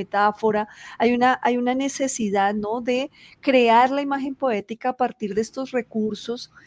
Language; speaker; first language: Spanish; native; Spanish